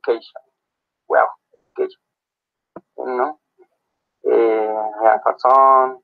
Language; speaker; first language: English; non-native, learner; Spanish